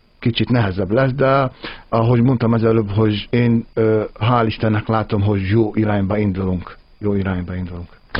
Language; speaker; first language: Hungarian; non-native, fluent; Arabic